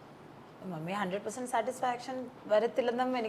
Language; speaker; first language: Malayalam; non-native, local second language; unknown